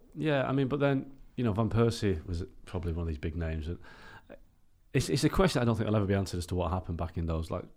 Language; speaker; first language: English; native; English